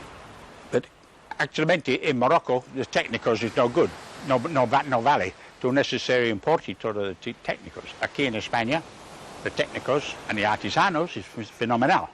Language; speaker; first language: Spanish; non-native, learner; English